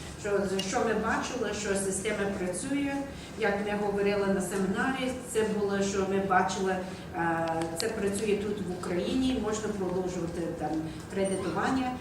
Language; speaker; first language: Ukrainian; non-native, learner; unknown